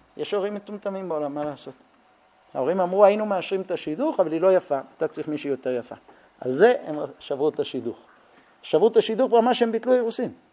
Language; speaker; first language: Hebrew; native; Hebrew